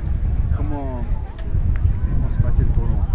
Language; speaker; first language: French; native; French